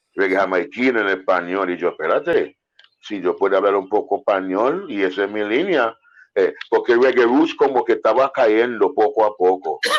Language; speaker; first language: Spanish; non-native, fluent; English